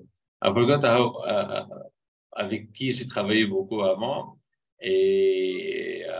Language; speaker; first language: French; non-native, fluent; Arabic